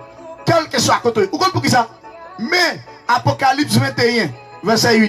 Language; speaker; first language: French; non-native, local second language; Haitian Creole